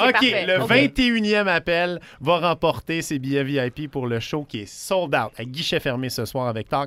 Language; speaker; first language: French; native; French